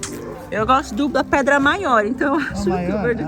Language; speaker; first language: Portuguese; native; Portuguese